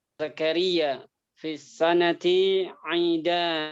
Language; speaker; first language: Arabic; non-native, fluent; Indonesian